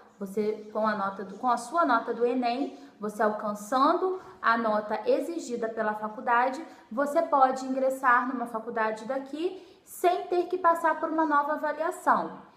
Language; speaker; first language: Portuguese; native; Portuguese